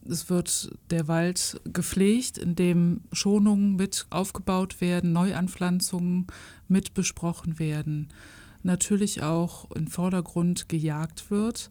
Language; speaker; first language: German; native; German